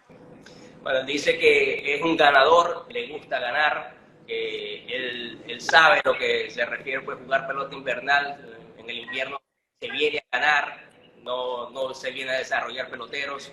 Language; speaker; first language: Spanish; native; Spanish